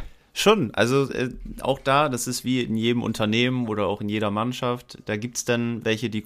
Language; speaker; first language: German; native; German